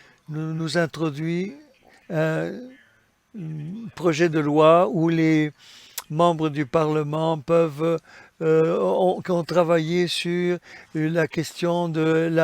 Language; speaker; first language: French; non-native, fluent; English